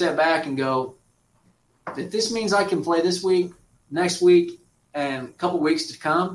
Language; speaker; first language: English; native; English